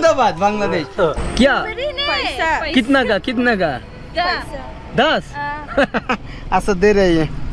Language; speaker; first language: Hindi; non-native, learner; Bangla